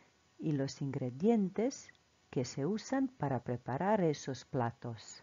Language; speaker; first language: Spanish; non-native, fluent; Croatian